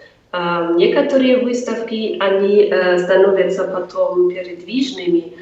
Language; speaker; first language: Russian; non-native, fluent; German